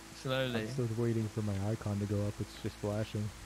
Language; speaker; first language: English; native; English